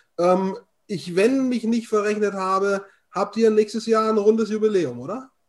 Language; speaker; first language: German; native; German